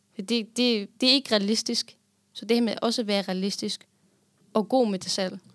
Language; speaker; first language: Danish; non-native, fluent; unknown